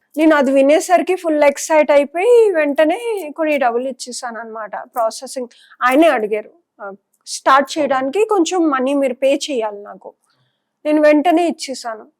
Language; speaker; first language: Telugu; non-native, local second language; Punjabi